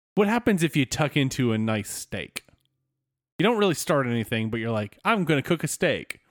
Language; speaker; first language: English; native; English